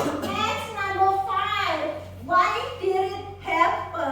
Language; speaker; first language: English; non-native, fluent; Indonesian